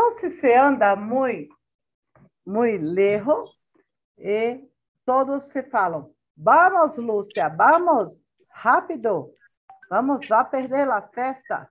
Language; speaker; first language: Spanish; non-native, learner; Portuguese